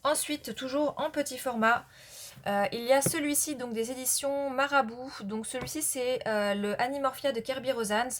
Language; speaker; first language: French; native; French